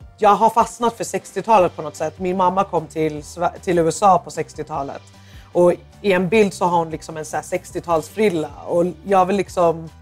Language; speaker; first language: Swedish; early bilingual, other home language; English